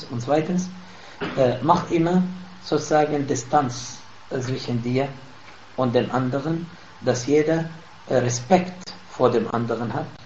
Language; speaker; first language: German; non-native, fluent; Arabic